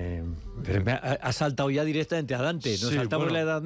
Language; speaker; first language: Spanish; native; Spanish